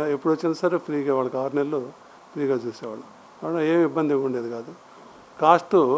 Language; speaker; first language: Telugu; native; Telugu